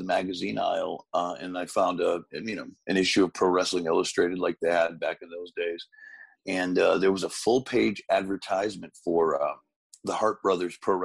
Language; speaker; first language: English; native; English